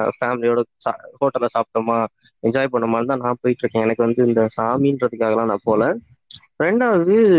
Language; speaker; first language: Tamil; native; Tamil